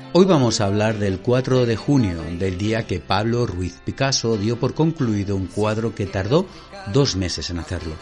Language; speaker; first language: Spanish; native; Spanish